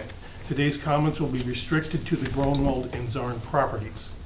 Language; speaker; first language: English; native; English